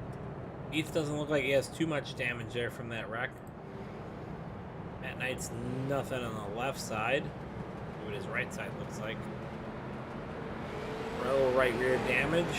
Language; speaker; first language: English; native; English